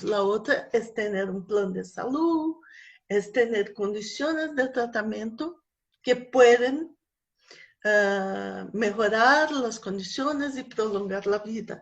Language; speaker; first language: Spanish; non-native, fluent; Portuguese